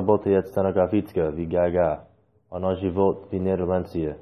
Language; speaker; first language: Russian; non-native, learner; English